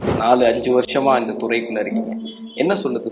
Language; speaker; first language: Tamil; native; Tamil